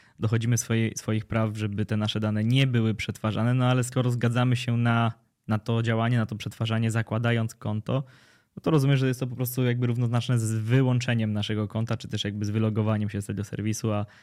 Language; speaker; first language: Polish; native; Polish